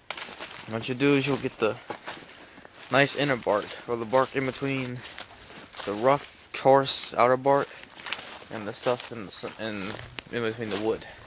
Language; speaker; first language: English; native; English